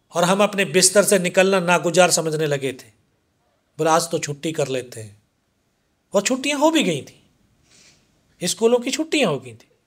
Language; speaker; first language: Hindi; native; Hindi